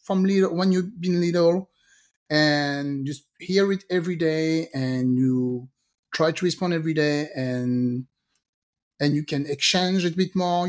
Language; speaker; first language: English; non-native, fluent; French